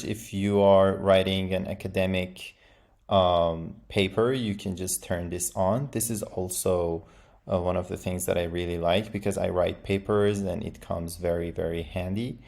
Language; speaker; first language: English; non-native, fluent; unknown